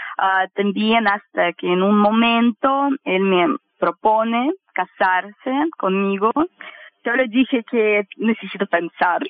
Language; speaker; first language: Spanish; non-native, learner; Russian